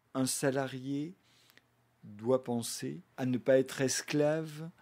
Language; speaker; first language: French; native; French